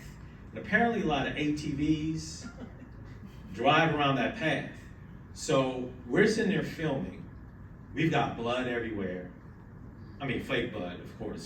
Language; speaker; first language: English; native; English